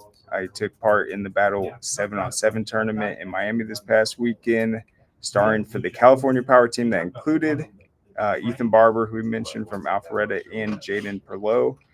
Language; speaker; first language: English; native; English